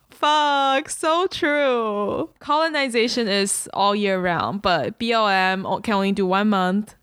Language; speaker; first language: English; early bilingual, other home language; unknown